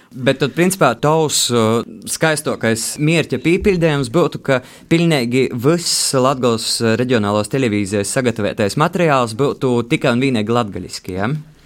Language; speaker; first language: Latvian; native; Latvian